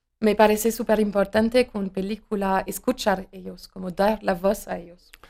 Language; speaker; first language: Spanish; non-native, learner; French